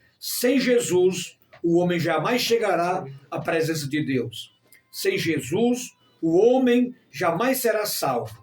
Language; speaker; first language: Portuguese; native; Portuguese